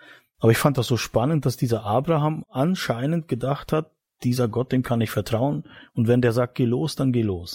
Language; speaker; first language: German; native; German